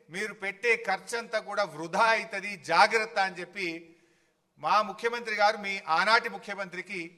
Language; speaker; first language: Telugu; native; Telugu